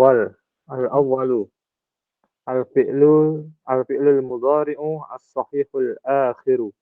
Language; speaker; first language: Arabic; non-native, learner; Indonesian